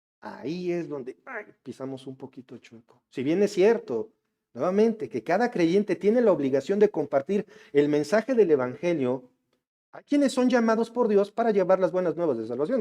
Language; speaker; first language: Spanish; native; Spanish